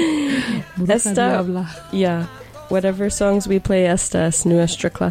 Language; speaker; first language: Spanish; non-native, learner; English